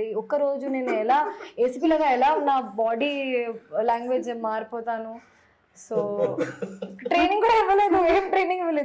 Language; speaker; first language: Telugu; non-native, fluent; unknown